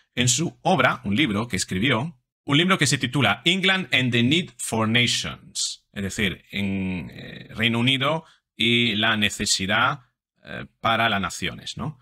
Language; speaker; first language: Spanish; non-native, fluent; Italian